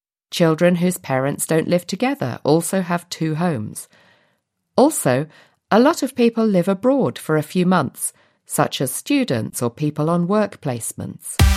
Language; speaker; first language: English; native; English